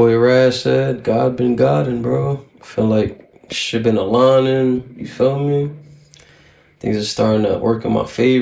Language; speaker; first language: English; native; English